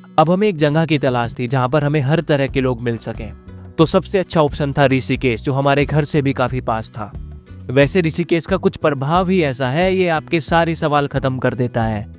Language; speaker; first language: Hindi; native; Hindi